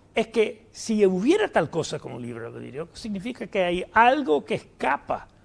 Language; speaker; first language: Spanish; early bilingual, heritage; Spanish